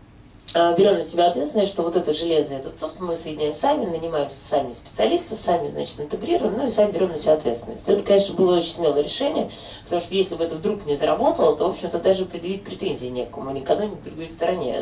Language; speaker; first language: Russian; native; Russian